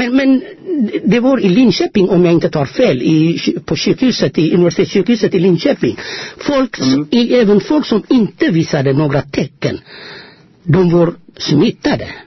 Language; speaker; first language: Swedish; non-native, fluent; Amharic